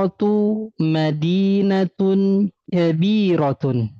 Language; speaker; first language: Arabic; non-native, fluent; Indonesian